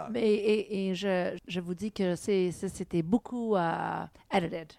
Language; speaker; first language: French; non-native, local second language; English